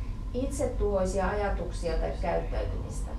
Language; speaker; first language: Finnish; native; Finnish